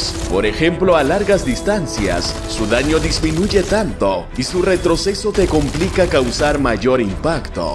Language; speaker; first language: Spanish; native; Spanish